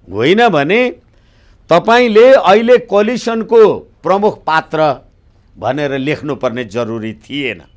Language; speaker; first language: Nepali; native; Nepali